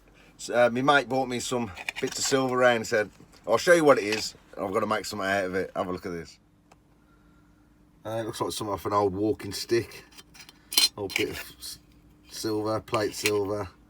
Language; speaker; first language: English; native; English